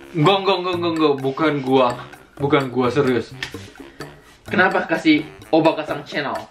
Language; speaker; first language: Indonesian; native; Indonesian